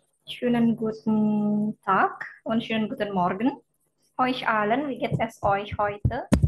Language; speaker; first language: German; non-native, fluent; Indonesian